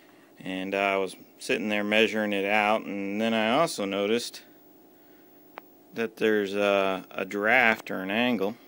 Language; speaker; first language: English; native; English